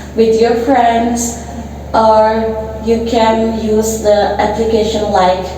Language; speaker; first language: English; non-native, learner; Indonesian